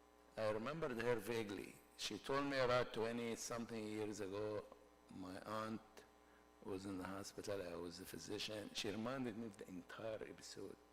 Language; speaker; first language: English; non-native, fluent; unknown